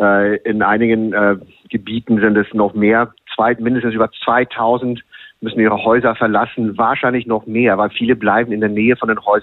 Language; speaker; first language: German; non-native, fluent; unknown